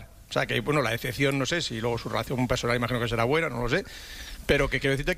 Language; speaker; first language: Spanish; native; Spanish